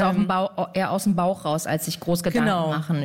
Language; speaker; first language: German; native; German